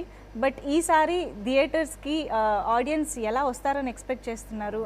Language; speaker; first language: Telugu; native; Telugu